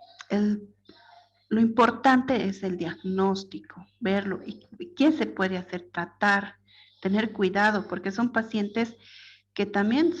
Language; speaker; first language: Spanish; native; Spanish